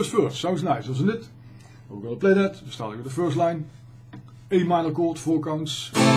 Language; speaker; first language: English; non-native, fluent; Dutch